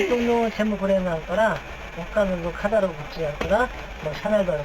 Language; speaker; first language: Japanese; non-native, learner; Korean